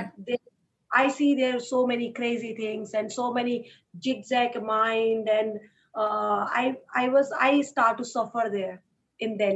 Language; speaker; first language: English; non-native, local second language; Hindi